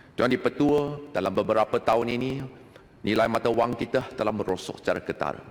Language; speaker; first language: Malay; non-native, local second language; Chinese